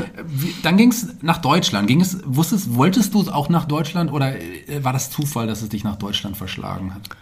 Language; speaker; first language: German; native; German